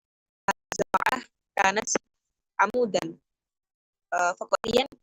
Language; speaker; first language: Arabic; non-native, learner; Indonesian